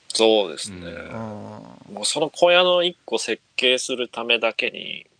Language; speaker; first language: Japanese; native; Japanese